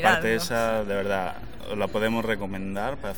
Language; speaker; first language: Spanish; native; Spanish